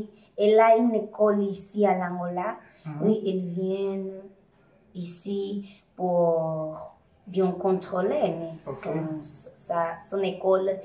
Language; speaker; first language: French; non-native, fluent; Portuguese